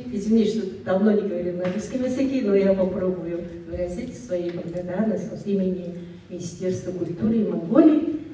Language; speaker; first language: Russian; non-native, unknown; Mongolian